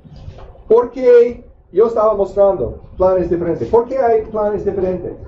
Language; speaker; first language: Spanish; non-native, fluent; English